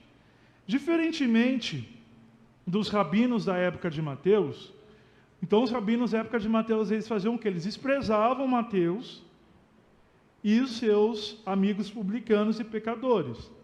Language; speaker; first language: Portuguese; native; Portuguese